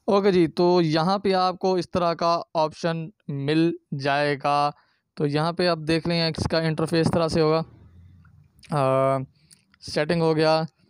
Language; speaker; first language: Urdu; non-native, local second language; Punjabi